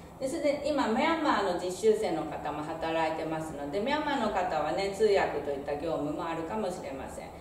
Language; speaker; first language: Japanese; native; Japanese